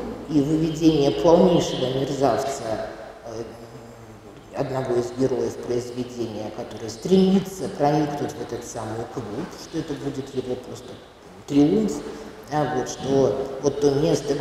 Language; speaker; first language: Russian; native; Russian